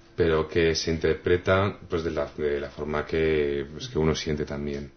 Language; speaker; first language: Spanish; native; Spanish